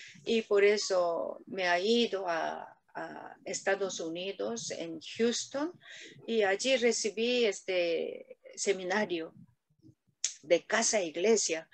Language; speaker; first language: Spanish; non-native, learner; Korean